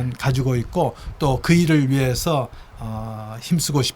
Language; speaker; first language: Korean; native; Korean